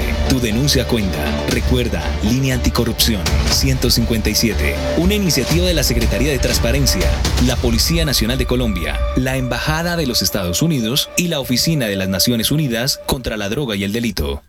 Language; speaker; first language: Spanish; native; Spanish